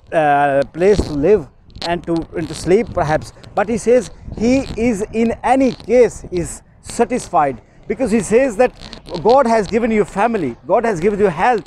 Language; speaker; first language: English; non-native, learner; Urdu